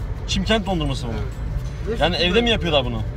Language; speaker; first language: Turkish; native; Turkish